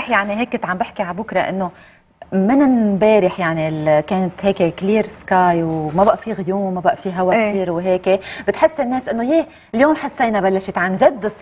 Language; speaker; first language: Arabic; native; Arabic